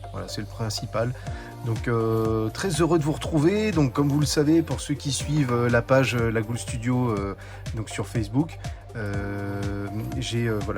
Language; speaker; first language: French; native; French